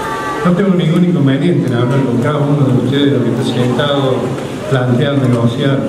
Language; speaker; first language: Spanish; native; Spanish